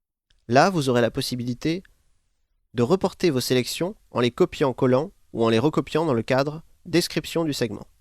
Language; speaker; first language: French; native; French